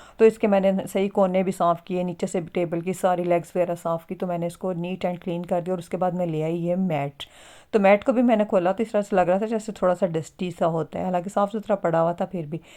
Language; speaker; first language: Urdu; native; Urdu